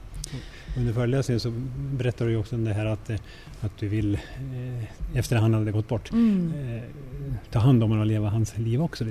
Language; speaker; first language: Swedish; native; Swedish